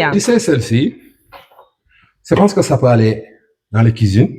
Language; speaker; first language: French; non-native, local second language; Wolof